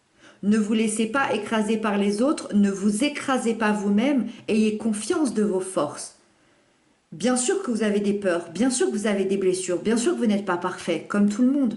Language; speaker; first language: French; native; French